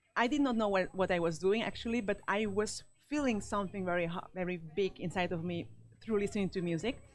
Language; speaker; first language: English; non-native, fluent; Spanish